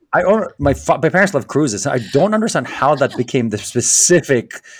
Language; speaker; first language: English; non-native, local second language; Filipino